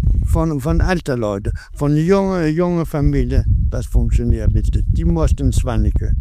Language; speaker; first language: German; non-native, learner; Danish